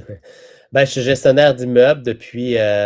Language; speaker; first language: French; native; French